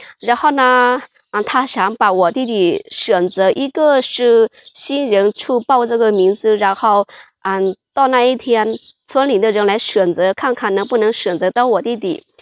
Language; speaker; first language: Chinese; non-native, fluent; Lao